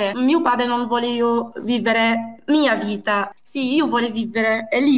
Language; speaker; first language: Italian; non-native, learner; Arabic